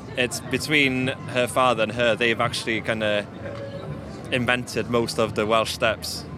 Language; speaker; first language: English; non-native, local second language; Welsh